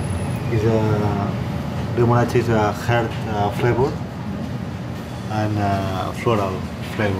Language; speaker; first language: English; non-native, learner; Spanish